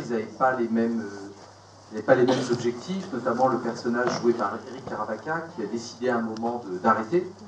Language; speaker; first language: French; native; French